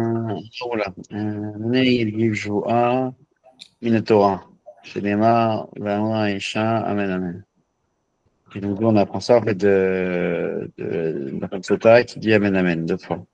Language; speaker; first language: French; native; French